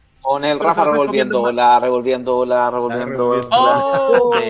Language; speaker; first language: Spanish; native; Spanish